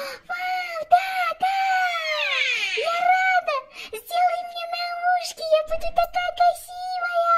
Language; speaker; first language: Russian; non-native, local second language; Kazakh